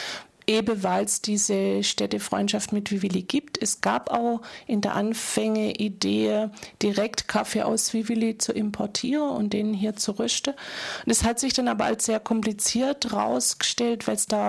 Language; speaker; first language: German; native; German